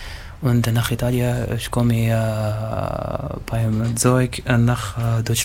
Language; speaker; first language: German; non-native, learner; Arabic